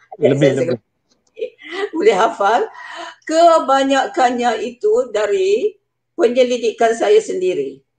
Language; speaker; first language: Malay; native; Malay